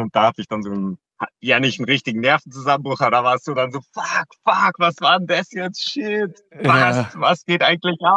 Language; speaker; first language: German; native; German